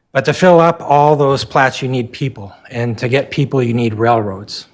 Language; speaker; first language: English; native; English